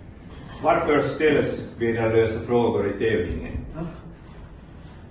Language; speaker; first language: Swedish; non-native, learner; Finnish